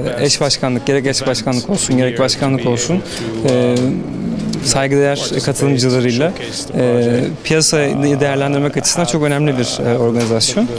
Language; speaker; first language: Turkish; non-native, fluent; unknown